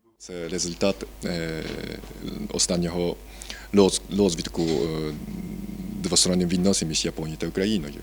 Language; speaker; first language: Ukrainian; non-native, fluent; Japanese